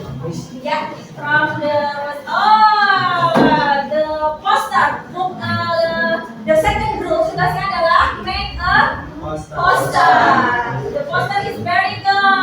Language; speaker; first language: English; non-native, learner; Indonesian